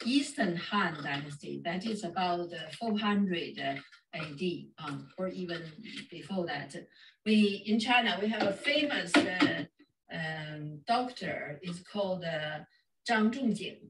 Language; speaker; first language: English; non-native, fluent; Chinese